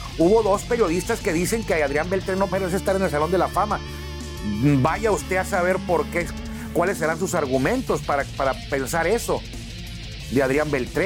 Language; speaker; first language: Spanish; native; Spanish